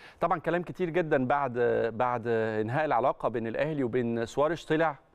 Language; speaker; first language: Arabic; native; Arabic